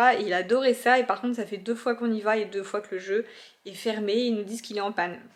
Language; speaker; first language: French; native; French